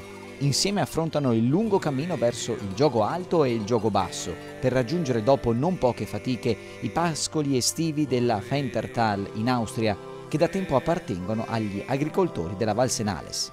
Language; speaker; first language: Italian; native; Italian